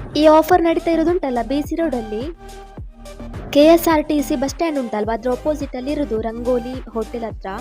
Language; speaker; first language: Kannada; native; Kannada